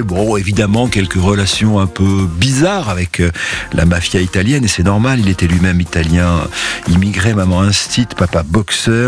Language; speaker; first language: French; native; French